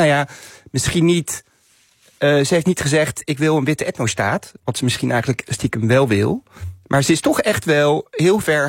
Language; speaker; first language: Dutch; native; Dutch